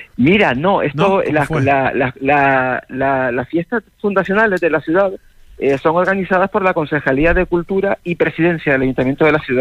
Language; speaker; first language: Spanish; native; Spanish